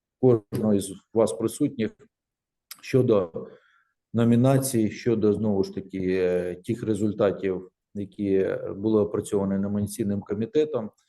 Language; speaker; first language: Ukrainian; native; Ukrainian